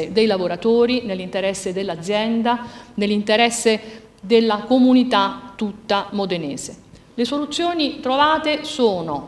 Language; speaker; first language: Italian; native; Italian